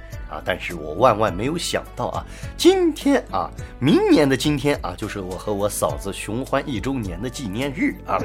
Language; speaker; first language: Chinese; native; Chinese